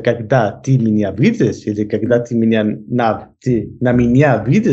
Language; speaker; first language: Russian; non-native, learner; Spanish